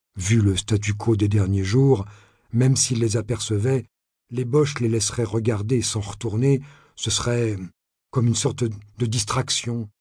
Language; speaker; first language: French; native; French